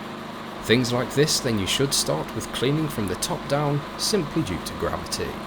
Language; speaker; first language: English; native; English